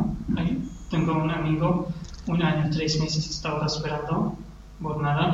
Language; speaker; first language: Spanish; non-native, learner; Arabic